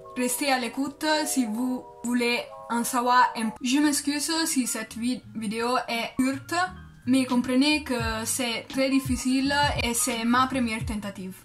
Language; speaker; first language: French; non-native, learner; Italian